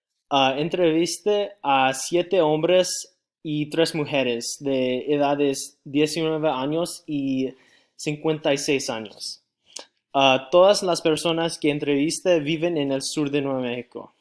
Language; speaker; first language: Spanish; non-native, learner; English